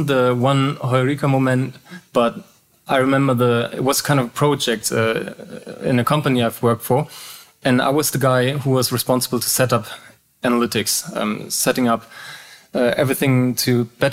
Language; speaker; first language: English; non-native, fluent; German